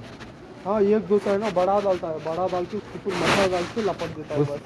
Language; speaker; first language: Hindi; non-native, local second language; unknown